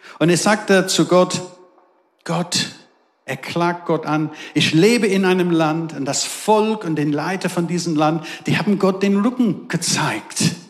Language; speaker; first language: German; non-native, fluent; English